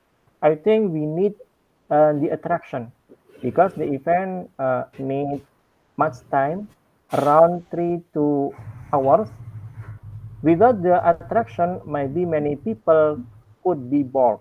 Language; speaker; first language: English; non-native, learner; Indonesian